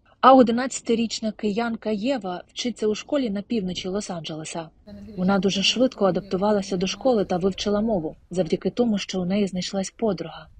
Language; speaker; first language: Ukrainian; native; Ukrainian